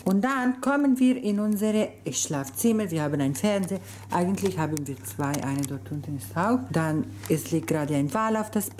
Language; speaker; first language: German; early bilingual, other home language; Spanish